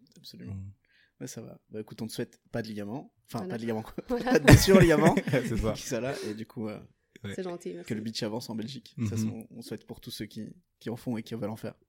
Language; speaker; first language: French; non-native, fluent; Portuguese